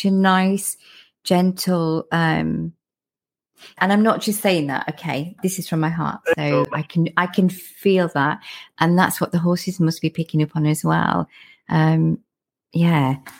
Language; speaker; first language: English; native; English